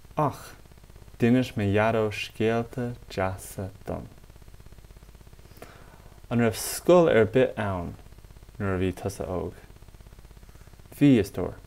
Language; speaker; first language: Irish; non-native, local second language; English